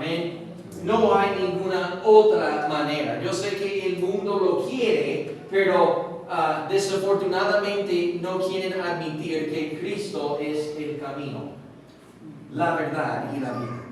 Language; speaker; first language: Spanish; non-native, fluent; English